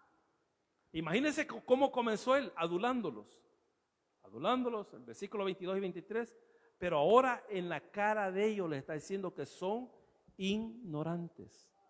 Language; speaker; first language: Spanish; native; Spanish